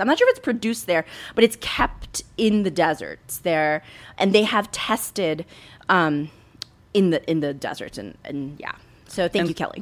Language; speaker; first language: English; native; English